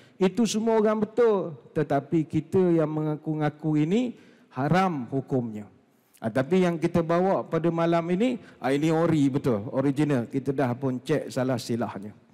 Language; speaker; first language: Malay; native; Malay